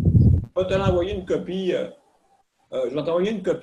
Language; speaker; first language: French; native; French